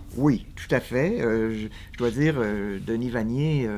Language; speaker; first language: French; native; French